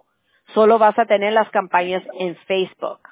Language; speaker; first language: Spanish; early bilingual, heritage; Spanish